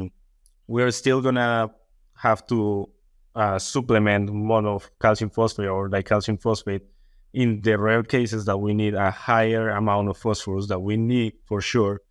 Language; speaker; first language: English; non-native, fluent; Spanish